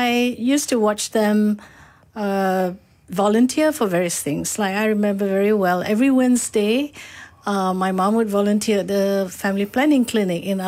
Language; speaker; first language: English; non-native, local second language; Malay